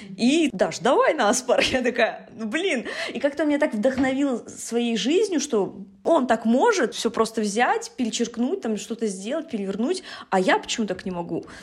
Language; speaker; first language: Russian; native; Russian